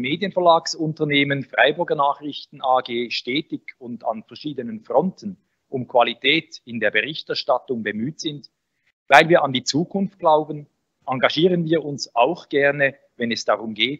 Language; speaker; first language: German; native; German